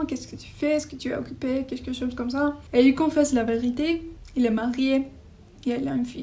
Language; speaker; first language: French; non-native, learner; English